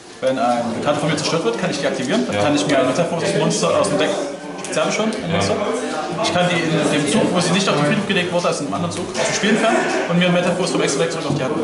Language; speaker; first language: German; native; German